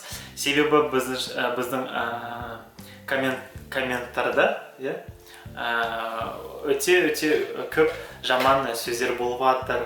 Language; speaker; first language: Kazakh; non-native, local second language; Uyghur